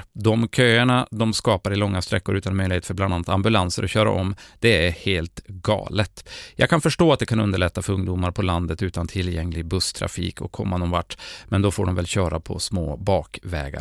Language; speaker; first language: Swedish; native; Swedish